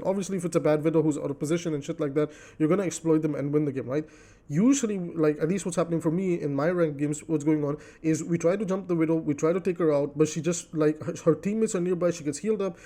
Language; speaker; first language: English; native; English